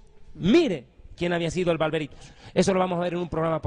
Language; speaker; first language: Spanish; native; Spanish